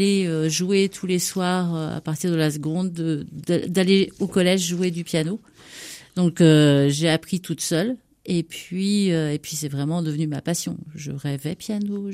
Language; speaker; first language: French; native; French